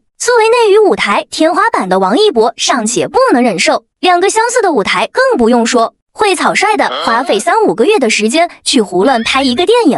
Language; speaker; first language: Chinese; native; Chinese